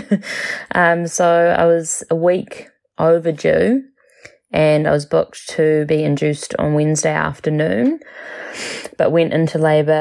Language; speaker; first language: English; native; English